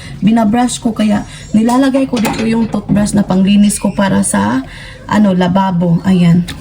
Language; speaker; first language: Filipino; non-native, local second language; Cebuano